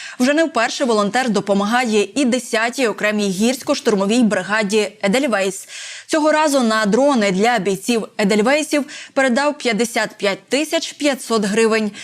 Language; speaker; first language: Ukrainian; native; Ukrainian